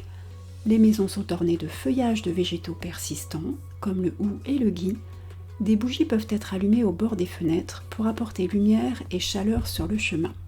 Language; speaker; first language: French; native; French